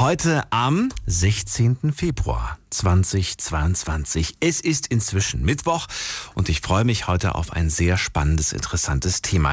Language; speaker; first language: German; native; German